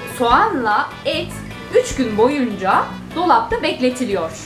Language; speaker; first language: Turkish; native; Turkish